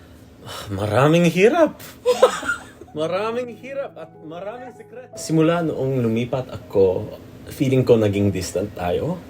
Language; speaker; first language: Filipino; early bilingual, heritage; English